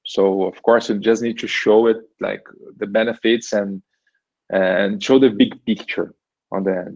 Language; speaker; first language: English; non-native, fluent; Portuguese